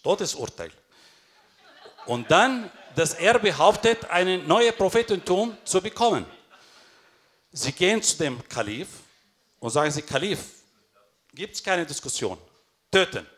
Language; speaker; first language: German; non-native, fluent; Arabic